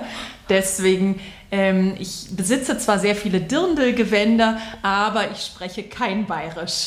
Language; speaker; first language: German; native; German